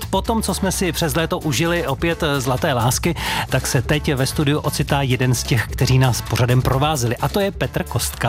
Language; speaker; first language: Czech; native; Czech